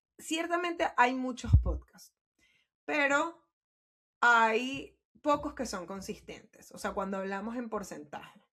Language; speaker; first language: Spanish; native; Spanish